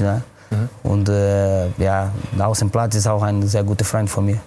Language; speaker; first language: German; non-native, fluent; Portuguese